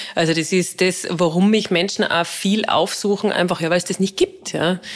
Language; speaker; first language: German; native; German